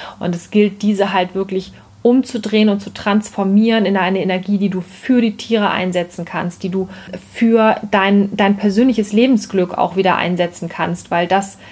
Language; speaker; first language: German; native; German